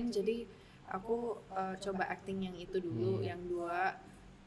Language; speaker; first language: Indonesian; early bilingual, heritage; English